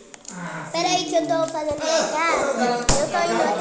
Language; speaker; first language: Portuguese; native; Portuguese